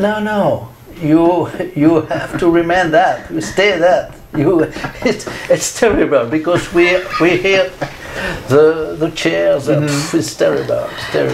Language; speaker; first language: English; non-native, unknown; French